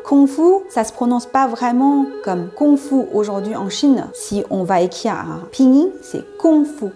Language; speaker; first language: French; non-native, learner; Chinese